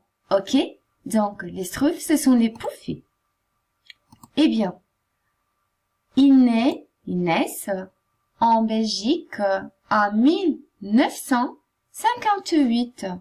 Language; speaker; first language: French; non-native, fluent; Italian